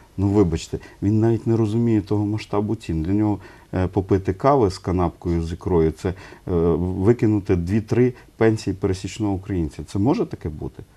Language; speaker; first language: Ukrainian; non-native, local second language; Russian